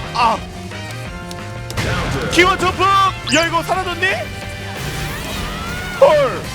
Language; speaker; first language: Korean; native; Korean